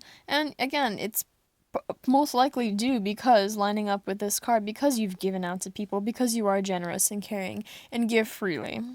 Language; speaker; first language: English; native; English